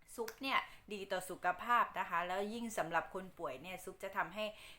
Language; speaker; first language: Thai; native; Thai